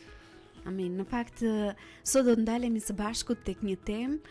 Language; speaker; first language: Albanian; native; Albanian